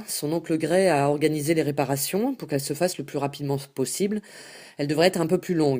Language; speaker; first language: French; native; French